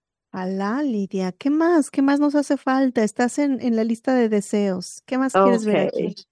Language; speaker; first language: Spanish; native; Spanish